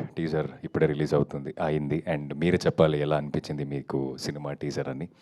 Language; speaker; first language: Telugu; non-native, fluent; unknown